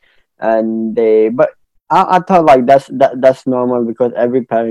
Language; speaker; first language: English; non-native, local second language; Pashto